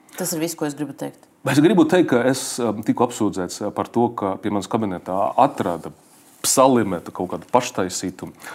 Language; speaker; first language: Latvian; non-native, local second language; Russian